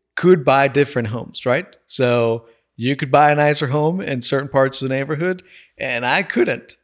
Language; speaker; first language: English; non-native, fluent; Spanish